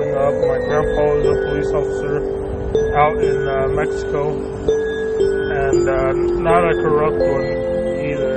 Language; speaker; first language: English; native; English